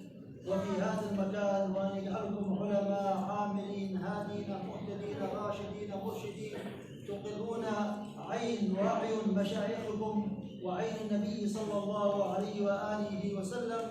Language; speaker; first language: Arabic; native; Arabic